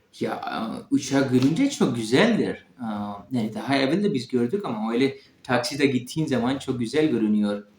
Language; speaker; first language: Turkish; non-native, learner; Urdu